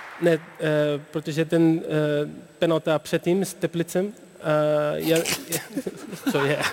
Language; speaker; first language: Czech; non-native, learner; Dutch